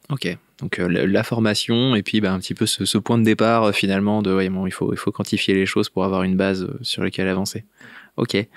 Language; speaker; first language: French; native; French